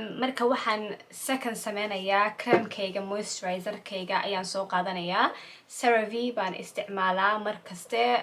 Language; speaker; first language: Somali; early bilingual, heritage; Somali